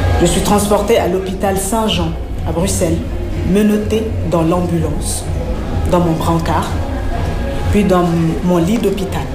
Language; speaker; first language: French; non-native, local second language; Bambara